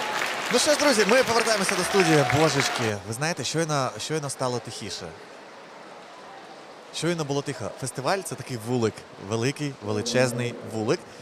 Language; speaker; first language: Ukrainian; native; Ukrainian